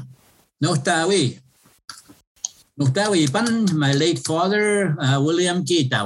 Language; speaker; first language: English; non-native, fluent; Cree